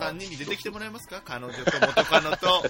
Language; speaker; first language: Japanese; native; Japanese